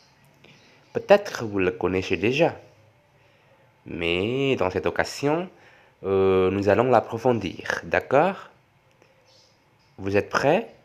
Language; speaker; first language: French; non-native, fluent; Javanese